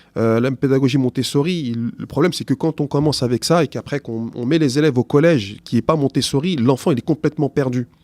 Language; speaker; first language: French; early bilingual, other home language; Arabic